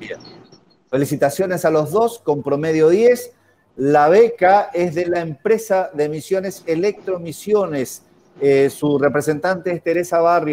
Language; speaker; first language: Spanish; native; Spanish